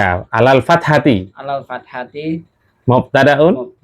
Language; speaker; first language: Arabic; non-native, fluent; Indonesian